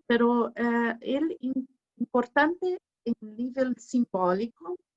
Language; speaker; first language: Spanish; non-native, learner; Portuguese